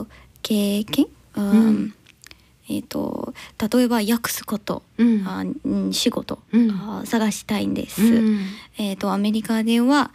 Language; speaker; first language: Japanese; non-native, learner; English